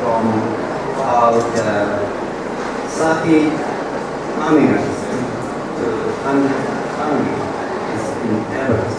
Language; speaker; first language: English; non-native, learner; Japanese